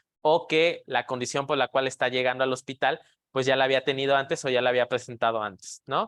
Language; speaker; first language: Spanish; native; Spanish